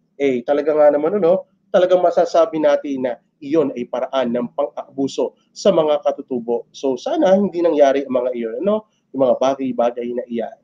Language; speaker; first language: Filipino; native; Filipino